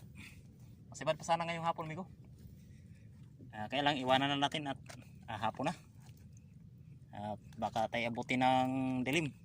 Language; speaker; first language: Filipino; native; Filipino